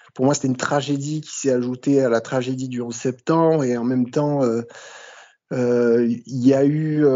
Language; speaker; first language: French; native; French